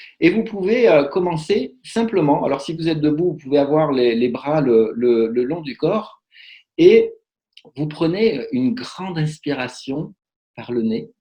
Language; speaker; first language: French; native; French